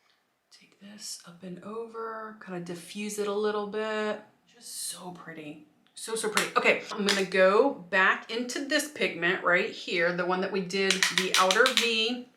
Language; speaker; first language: English; native; English